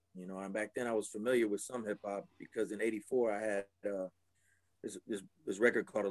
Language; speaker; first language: English; native; English